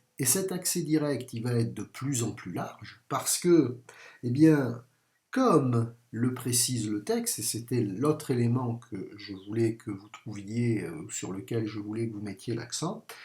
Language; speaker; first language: French; native; French